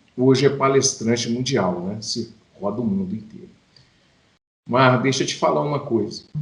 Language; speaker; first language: Portuguese; native; Portuguese